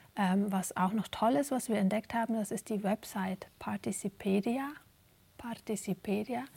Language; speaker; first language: German; native; German